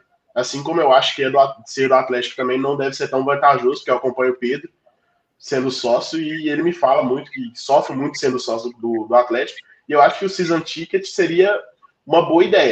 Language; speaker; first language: Portuguese; native; Portuguese